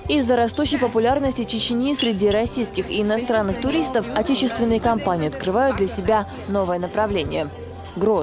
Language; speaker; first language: Russian; native; Russian